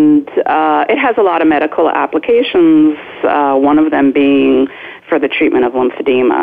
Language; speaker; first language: English; native; English